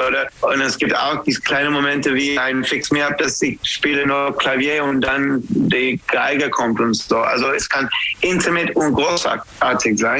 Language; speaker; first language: German; non-native, learner; English